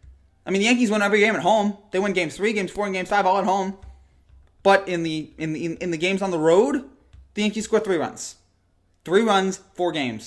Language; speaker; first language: English; native; English